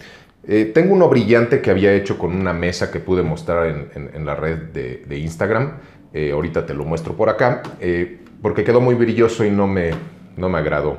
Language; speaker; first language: Spanish; native; Spanish